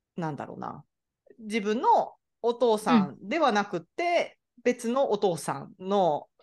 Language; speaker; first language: Japanese; native; Japanese